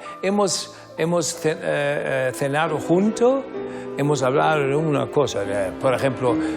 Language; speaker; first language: Spanish; non-native, learner; German